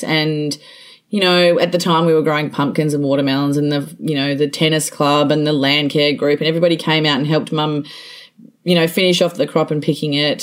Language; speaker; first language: English; native; English